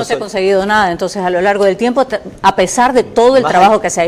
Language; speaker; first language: Spanish; native; Spanish